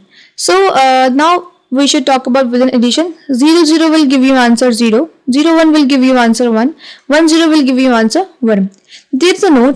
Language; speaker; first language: English; non-native, local second language; Hindi